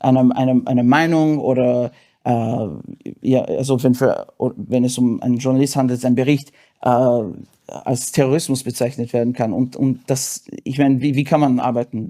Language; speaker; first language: German; non-native, fluent; English